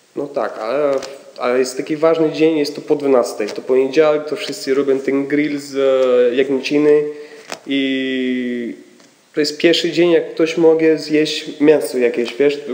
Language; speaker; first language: Polish; non-native, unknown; Russian